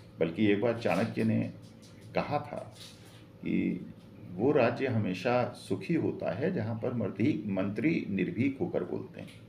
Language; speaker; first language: Hindi; native; Hindi